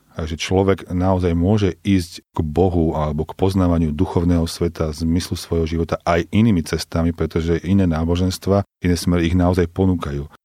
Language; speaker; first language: Slovak; native; Slovak